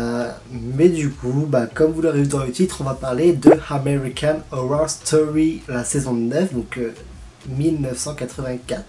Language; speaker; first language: French; native; French